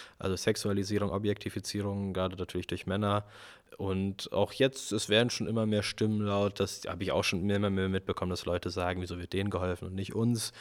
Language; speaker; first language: German; early bilingual, other home language; Russian